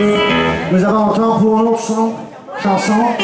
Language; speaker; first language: French; non-native, learner; English